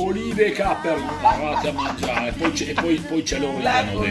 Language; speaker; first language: Italian; native; Italian